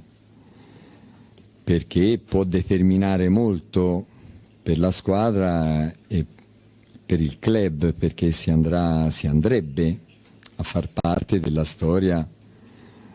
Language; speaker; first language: Italian; native; Italian